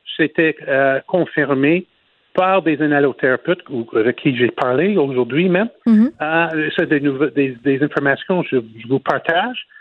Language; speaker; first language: French; non-native, fluent; Chinese